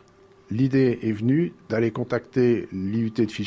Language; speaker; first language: French; native; French